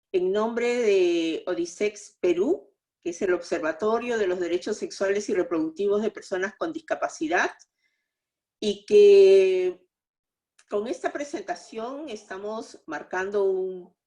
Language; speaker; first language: Spanish; native; Spanish